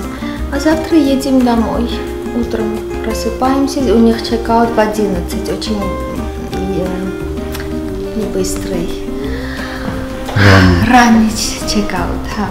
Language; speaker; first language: Russian; non-native, fluent; Armenian